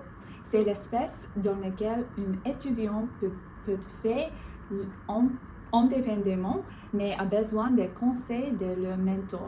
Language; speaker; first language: French; non-native, learner; English